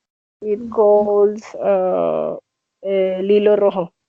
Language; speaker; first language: English; non-native, learner; Spanish